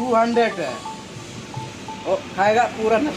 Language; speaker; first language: Hindi; non-native, learner; Bangla